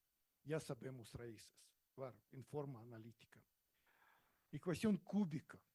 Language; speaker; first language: Spanish; non-native, learner; Russian